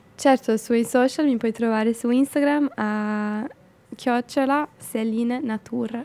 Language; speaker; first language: Italian; non-native, fluent; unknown